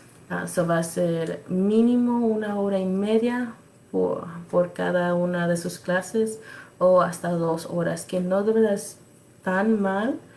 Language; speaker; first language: Spanish; early bilingual, other home language; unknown